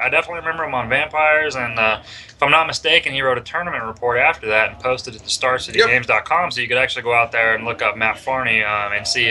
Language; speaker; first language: English; native; English